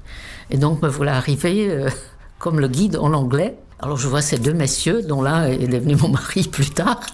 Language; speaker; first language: French; non-native, fluent; Czech